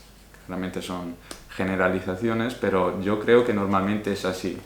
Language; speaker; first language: Spanish; non-native, fluent; Italian